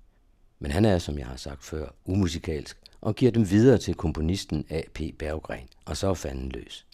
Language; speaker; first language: Danish; native; Danish